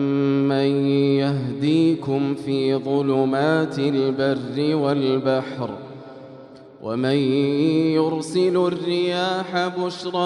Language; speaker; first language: Arabic; native; Arabic